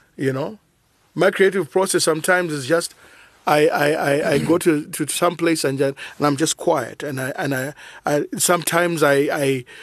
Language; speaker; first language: English; non-native, local second language; Shona